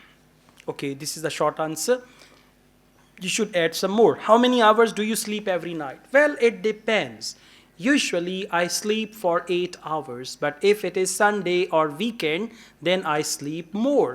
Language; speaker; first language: English; non-native, local second language; Urdu